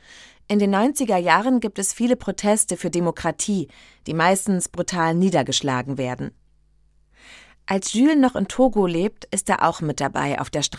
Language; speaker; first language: German; native; German